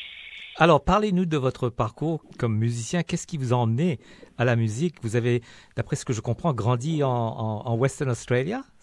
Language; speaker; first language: French; native; French